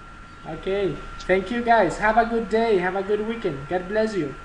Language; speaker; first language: English; non-native, fluent; Spanish